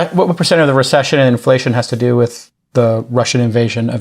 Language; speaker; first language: English; native; English